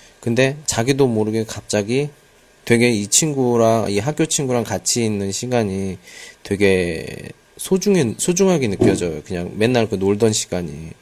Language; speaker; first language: Korean; native; Korean